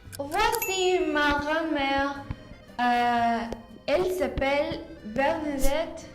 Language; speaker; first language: French; non-native, learner; Spanish